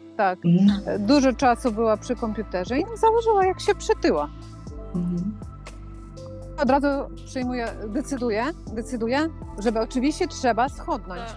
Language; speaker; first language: Polish; non-native, fluent; Ukrainian